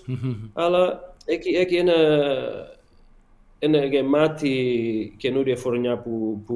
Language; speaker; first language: Greek; non-native, learner; Portuguese